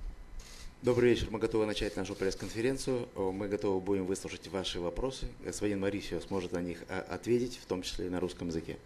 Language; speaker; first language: Russian; non-native, fluent; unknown